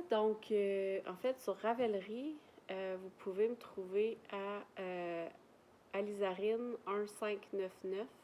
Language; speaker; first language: French; native; French